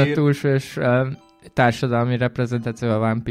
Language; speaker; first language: Hungarian; native; Hungarian